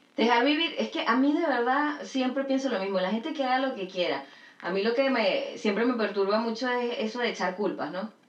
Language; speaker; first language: Spanish; native; Spanish